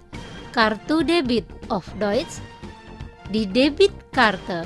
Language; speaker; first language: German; non-native, fluent; Indonesian